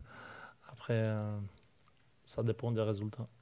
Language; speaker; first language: French; non-native, learner; Polish